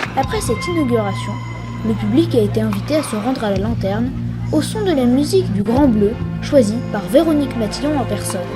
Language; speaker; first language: French; native; French